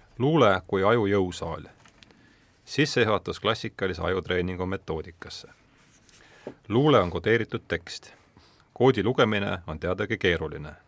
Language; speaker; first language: Estonian; native; Estonian